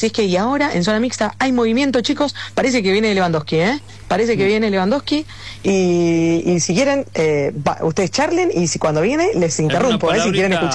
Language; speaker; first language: Spanish; native; Spanish